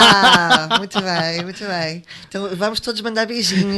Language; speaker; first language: Portuguese; native; Portuguese